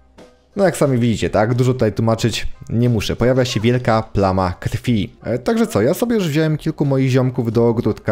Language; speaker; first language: Polish; native; Polish